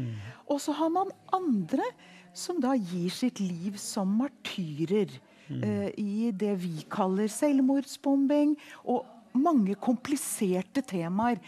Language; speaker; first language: Norwegian; early bilingual, heritage; Norwegian